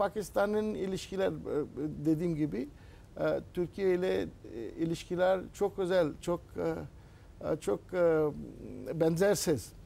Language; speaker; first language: Turkish; non-native, learner; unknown